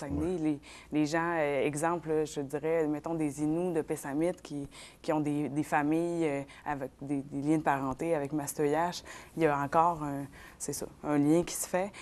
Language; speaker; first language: French; non-native, local second language; Innu-aimun